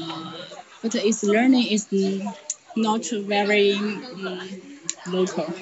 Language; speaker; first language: English; non-native, learner; Chinese